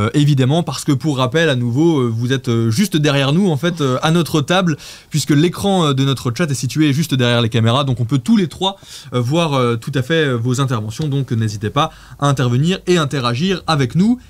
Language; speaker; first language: French; native; French